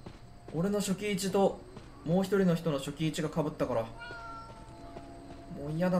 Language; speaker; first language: Japanese; native; Japanese